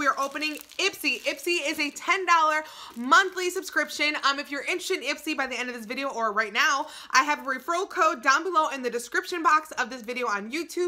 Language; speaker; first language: English; native; English